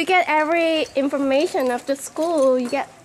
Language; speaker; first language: English; non-native, learner; Korean